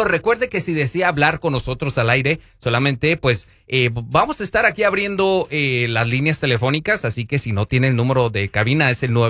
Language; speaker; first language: Spanish; native; Spanish